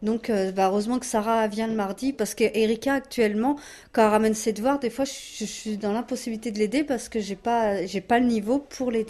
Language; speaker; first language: French; native; French